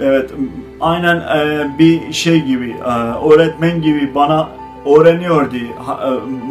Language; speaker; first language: Turkish; non-native, learner; Azerbaijani